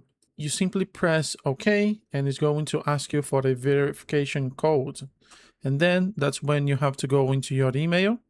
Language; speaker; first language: English; non-native, fluent; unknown